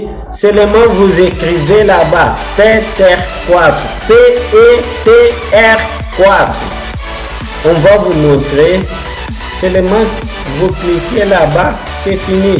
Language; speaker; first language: French; non-native, fluent; Portuguese